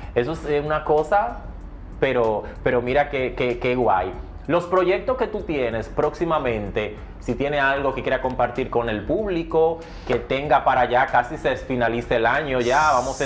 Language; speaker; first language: Spanish; native; Spanish